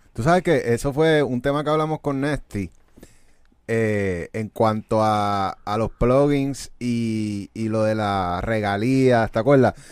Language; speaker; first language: Spanish; native; Spanish